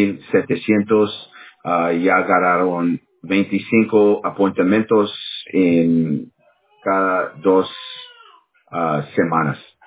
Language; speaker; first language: Spanish; non-native, learner; English